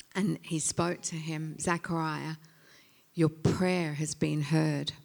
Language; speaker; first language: English; native; English